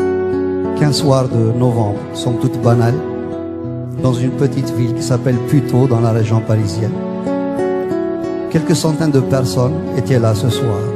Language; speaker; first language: French; non-native, local second language; Kabyle